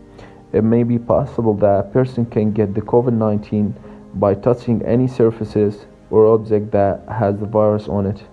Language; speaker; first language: English; non-native, fluent; Arabic